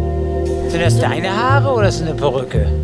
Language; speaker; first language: German; native; German